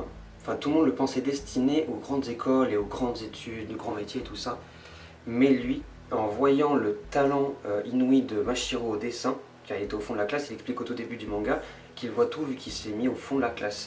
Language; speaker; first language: French; native; French